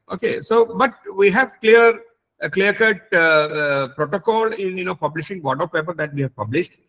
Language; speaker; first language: English; non-native, local second language; Malayalam